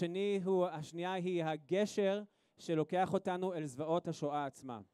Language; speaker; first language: Hebrew; native; Hebrew